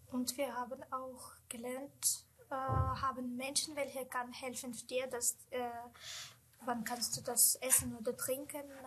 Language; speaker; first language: German; non-native, learner; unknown